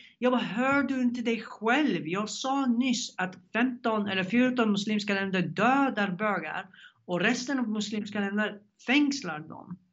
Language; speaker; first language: Swedish; non-native, fluent; Arabic